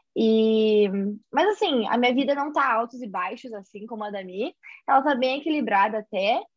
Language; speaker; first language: Portuguese; native; Portuguese